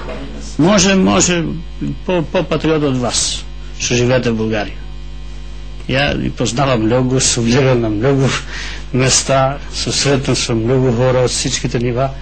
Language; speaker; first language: Bulgarian; early bilingual, heritage; Bulgarian